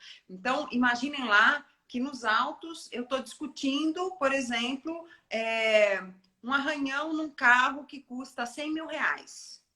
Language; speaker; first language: Portuguese; native; Portuguese